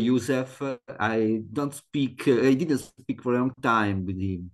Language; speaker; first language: English; non-native, learner; Italian